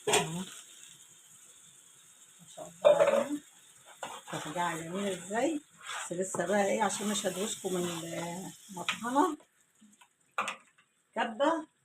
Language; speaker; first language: Arabic; native; Arabic